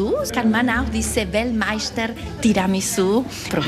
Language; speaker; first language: German; non-native, learner; Italian